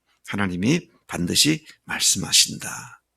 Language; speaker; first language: Korean; native; Korean